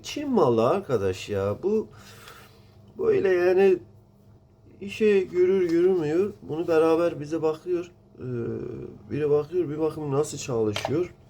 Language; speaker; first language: Turkish; non-native, learner; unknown